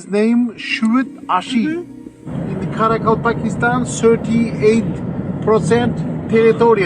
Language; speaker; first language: English; non-native, learner; Uzbek